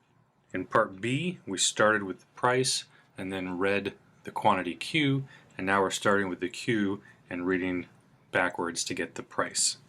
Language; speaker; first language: English; native; English